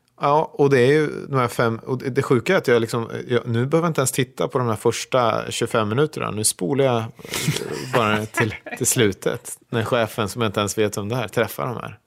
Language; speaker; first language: Swedish; native; Swedish